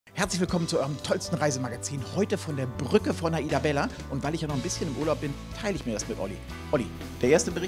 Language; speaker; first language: German; native; German